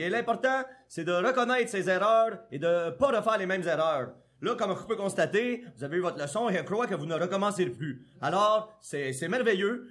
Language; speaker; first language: French; native; French